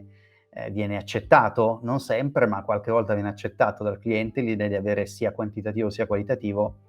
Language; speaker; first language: Italian; native; Italian